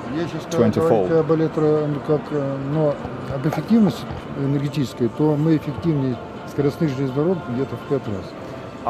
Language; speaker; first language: Russian; native; Russian